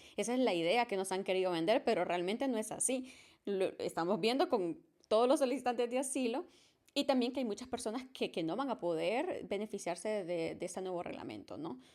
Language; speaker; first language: Spanish; native; Spanish